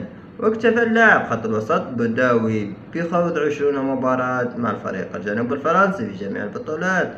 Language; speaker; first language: Arabic; native; Arabic